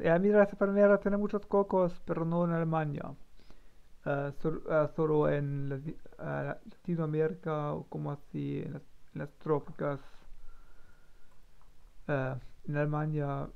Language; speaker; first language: Spanish; non-native, learner; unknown